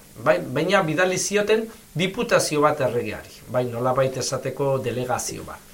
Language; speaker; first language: Basque; native; Basque